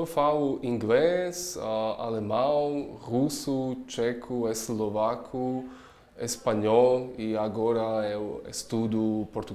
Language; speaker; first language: Portuguese; non-native, learner; Czech